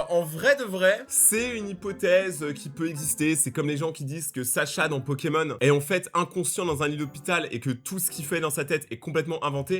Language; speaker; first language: French; native; French